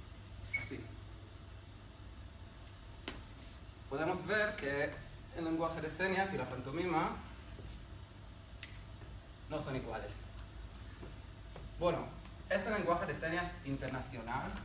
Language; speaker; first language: Spanish; non-native, learner; Hebrew